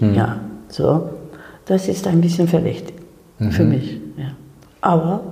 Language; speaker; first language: German; non-native, fluent; Spanish